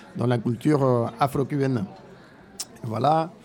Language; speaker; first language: French; non-native, fluent; Spanish